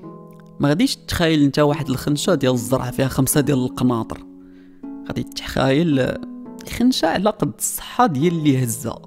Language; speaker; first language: Arabic; native; Arabic